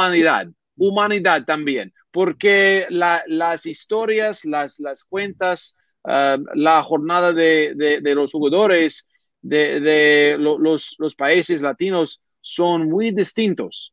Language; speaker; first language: Spanish; non-native, learner; English